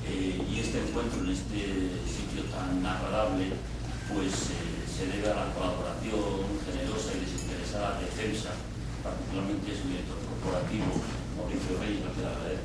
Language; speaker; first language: Spanish; native; Spanish